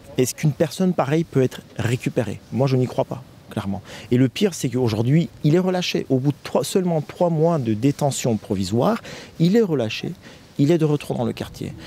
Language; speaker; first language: French; non-native, fluent; Turkish